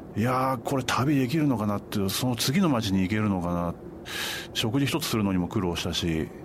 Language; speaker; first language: Japanese; native; Japanese